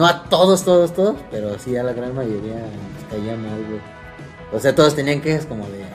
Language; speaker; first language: Spanish; native; Spanish